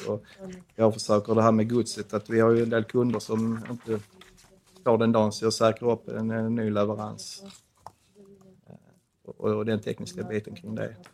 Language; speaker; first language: Swedish; native; Swedish